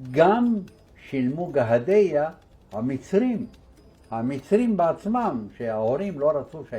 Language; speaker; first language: Hebrew; non-native, fluent; Arabic